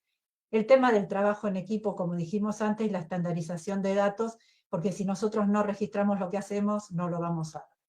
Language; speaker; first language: Spanish; native; Spanish